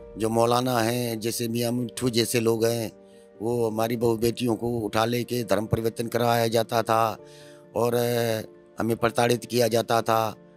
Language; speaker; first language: Urdu; non-native, local second language; Sindhi